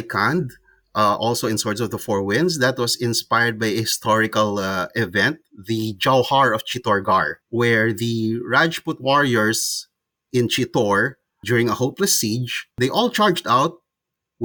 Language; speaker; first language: English; non-native, local second language; Cebuano